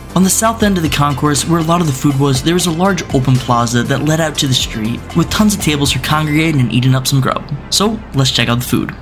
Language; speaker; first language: English; native; English